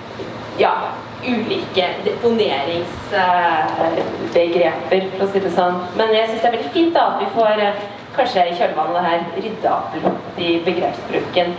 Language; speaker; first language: Norwegian; native; Norwegian